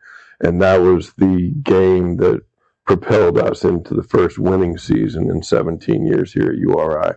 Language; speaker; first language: English; native; English